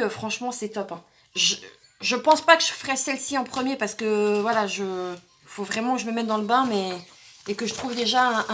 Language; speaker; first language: French; native; French